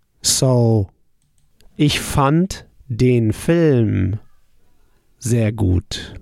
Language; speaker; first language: German; non-native, fluent; English